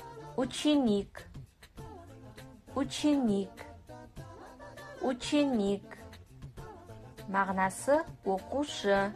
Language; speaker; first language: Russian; non-native, fluent; Kazakh